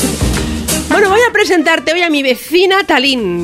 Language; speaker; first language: Spanish; native; Spanish